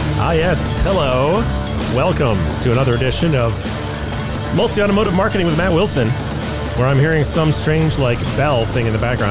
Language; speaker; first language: English; native; English